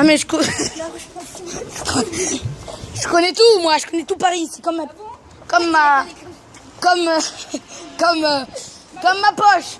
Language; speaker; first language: French; native; French